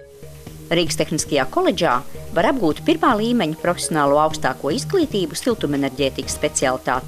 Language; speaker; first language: Latvian; native; Latvian